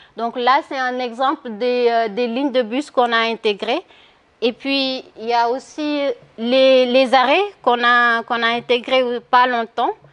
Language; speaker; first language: French; non-native, local second language; Wolof